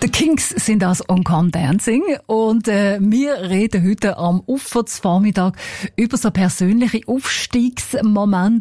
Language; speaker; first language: German; native; German